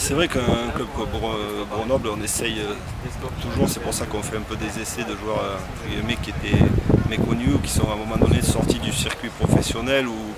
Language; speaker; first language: French; native; French